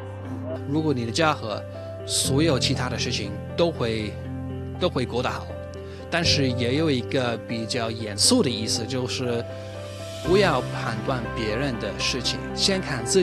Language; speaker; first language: Chinese; non-native, fluent; English